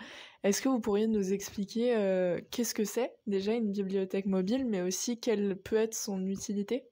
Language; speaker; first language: French; native; French